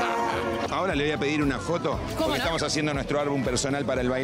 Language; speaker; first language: Spanish; native; Spanish